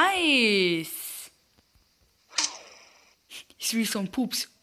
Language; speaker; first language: German; native; German